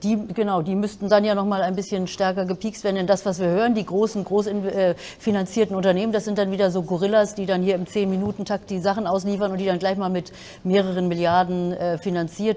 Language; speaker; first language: German; native; German